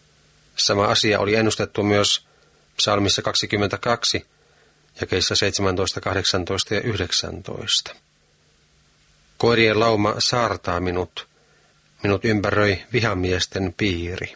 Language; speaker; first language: Finnish; native; Finnish